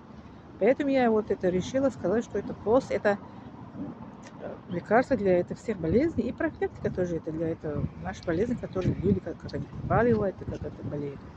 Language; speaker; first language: Russian; non-native, learner; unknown